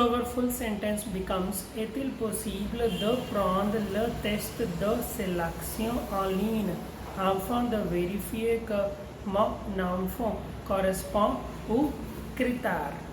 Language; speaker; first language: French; non-native, fluent; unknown